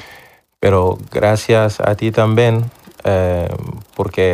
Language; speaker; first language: Spanish; non-native, learner; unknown